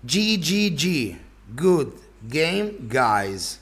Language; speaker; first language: English; non-native, learner; Italian